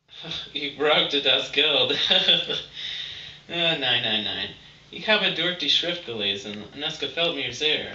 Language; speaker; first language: German; non-native, learner; English